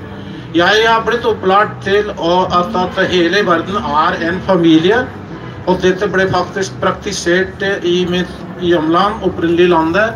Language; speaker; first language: Norwegian; non-native, fluent; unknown